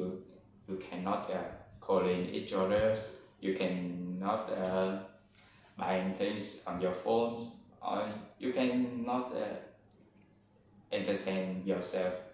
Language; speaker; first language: English; non-native, learner; Vietnamese